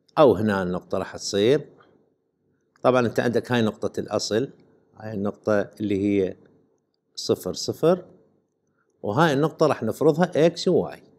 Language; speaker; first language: Arabic; native; Arabic